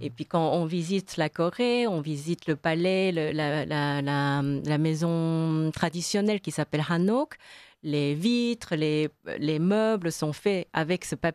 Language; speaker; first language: French; non-native, fluent; Korean